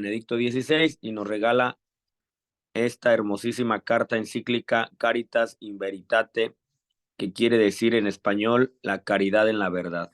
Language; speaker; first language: Spanish; native; Spanish